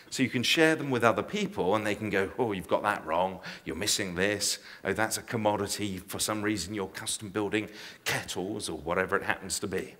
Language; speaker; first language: English; native; English